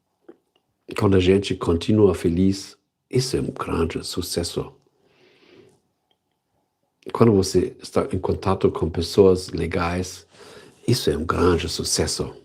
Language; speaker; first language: Portuguese; non-native, learner; German